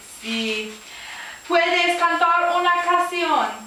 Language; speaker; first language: Spanish; non-native, learner; English